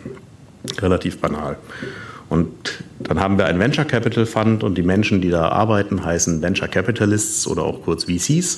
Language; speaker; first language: German; native; German